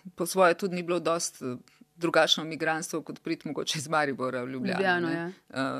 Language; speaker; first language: Slovenian; early bilingual, other home language; Bosnian